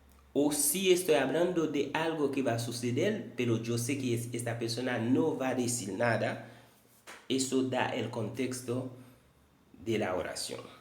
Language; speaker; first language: Spanish; non-native, fluent; Haitian Creole